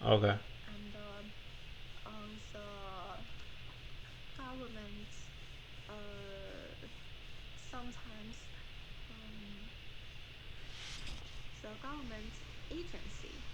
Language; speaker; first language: English; non-native, learner; Chinese